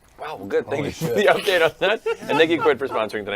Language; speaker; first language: English; native; English